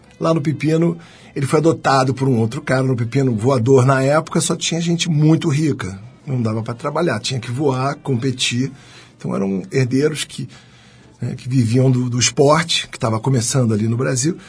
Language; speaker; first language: Portuguese; native; Portuguese